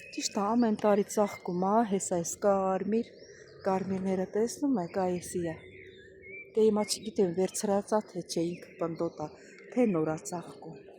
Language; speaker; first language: Armenian; native; Armenian